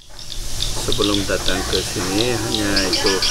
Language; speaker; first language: Indonesian; non-native, learner; Korean